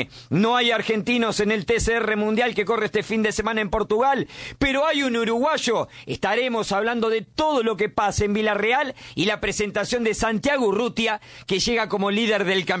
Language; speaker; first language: Spanish; native; Spanish